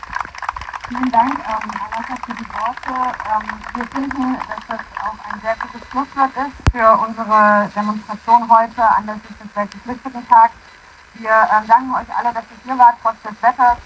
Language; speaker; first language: German; native; German